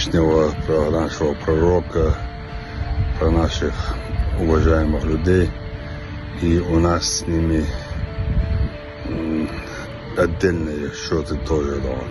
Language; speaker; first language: Russian; non-native, local second language; Chechen